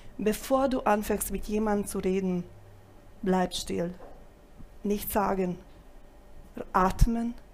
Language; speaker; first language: German; non-native, fluent; Italian